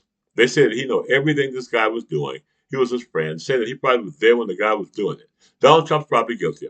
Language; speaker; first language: English; native; English